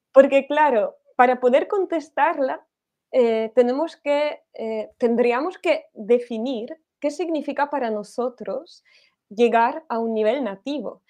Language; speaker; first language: Spanish; non-native, fluent; Polish